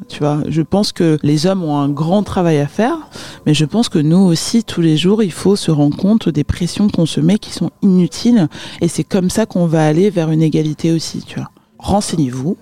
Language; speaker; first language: French; early bilingual, other home language; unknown